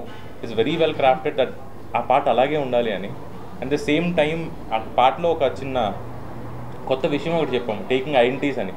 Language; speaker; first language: Telugu; native; Telugu